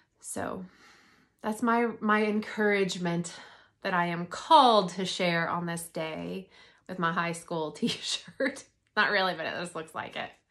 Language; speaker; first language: English; native; English